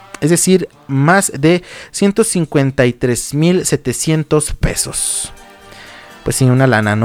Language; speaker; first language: Spanish; native; Spanish